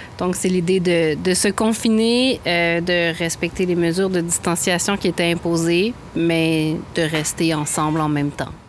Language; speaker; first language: French; native; French